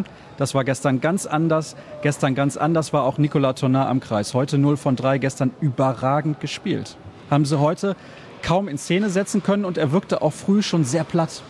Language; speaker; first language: German; native; German